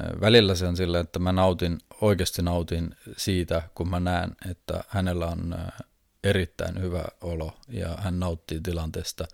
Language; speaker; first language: Finnish; non-native, fluent; Estonian